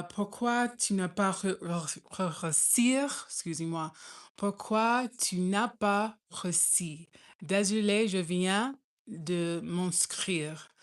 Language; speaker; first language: French; non-native, learner; English